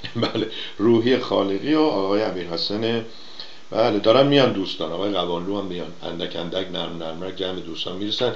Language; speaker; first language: Persian; native; Persian